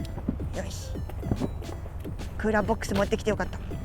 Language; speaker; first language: Japanese; native; Japanese